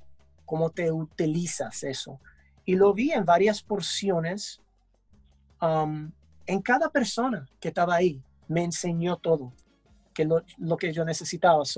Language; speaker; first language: Spanish; early bilingual, heritage; English